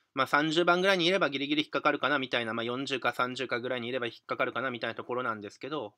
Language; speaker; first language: Japanese; native; Japanese